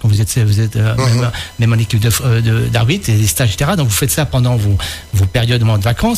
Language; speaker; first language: French; native; French